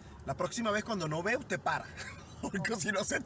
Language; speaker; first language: Spanish; native; Spanish